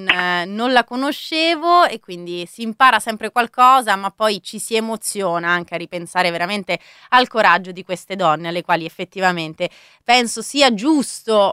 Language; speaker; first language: Italian; native; Italian